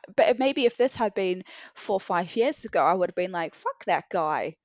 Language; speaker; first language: English; native; English